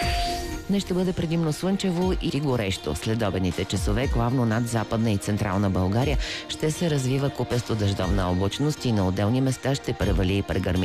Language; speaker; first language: Bulgarian; native; Bulgarian